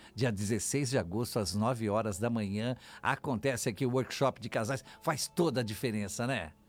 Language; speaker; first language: Portuguese; native; Portuguese